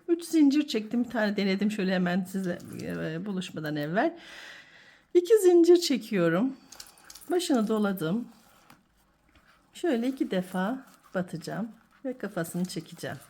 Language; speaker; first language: Turkish; native; Turkish